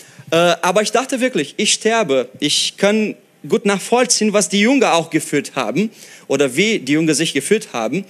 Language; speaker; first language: German; non-native, fluent; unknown